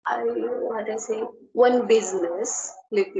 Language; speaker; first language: English; non-native, learner; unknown